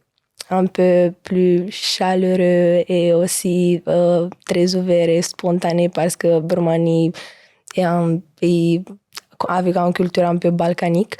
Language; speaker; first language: French; non-native, learner; Romanian